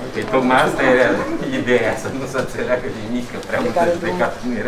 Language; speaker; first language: Romanian; native; Romanian